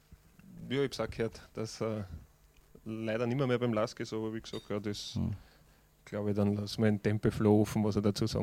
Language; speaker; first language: German; native; German